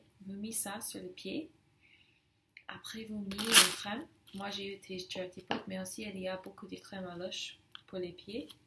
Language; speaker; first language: French; non-native, learner; English